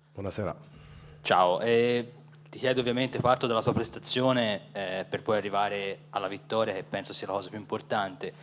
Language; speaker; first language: Italian; native; Italian